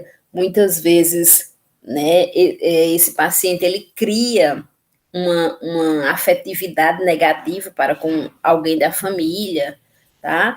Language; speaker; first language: Portuguese; native; Portuguese